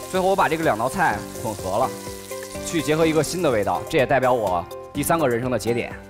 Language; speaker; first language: Chinese; native; Chinese